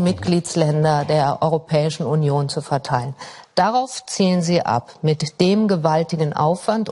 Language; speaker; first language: German; native; German